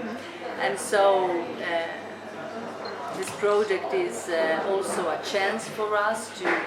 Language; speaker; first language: English; non-native, fluent; Italian